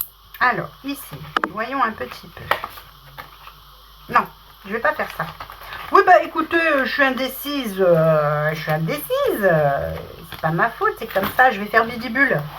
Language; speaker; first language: French; native; French